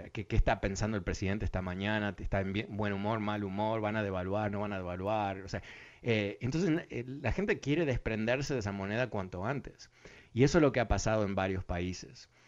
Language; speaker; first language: Spanish; early bilingual, other home language; English